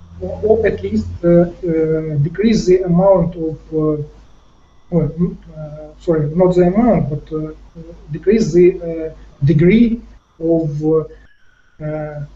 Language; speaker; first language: English; non-native, fluent; Ukrainian